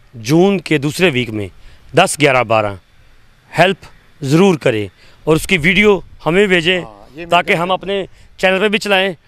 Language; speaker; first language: Urdu; non-native, local second language; Punjabi